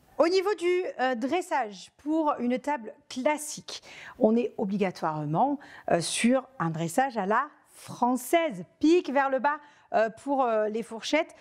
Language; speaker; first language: French; native; French